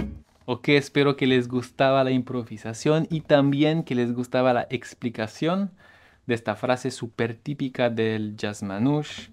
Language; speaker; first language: Spanish; non-native, fluent; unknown